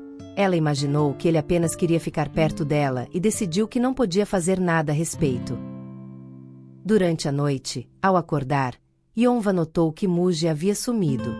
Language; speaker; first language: Portuguese; native; Portuguese